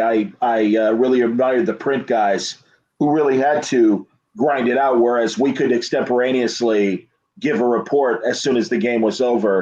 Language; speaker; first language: English; native; English